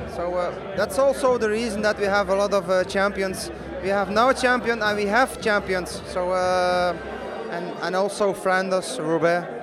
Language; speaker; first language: English; non-native, fluent; Dutch